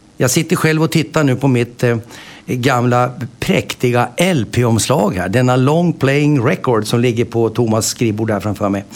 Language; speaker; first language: Swedish; native; Swedish